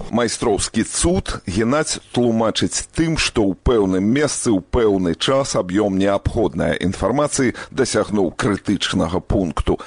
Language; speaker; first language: Belarusian; native; Belarusian